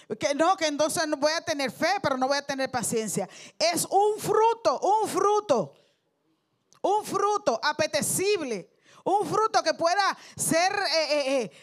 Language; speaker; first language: Spanish; native; Spanish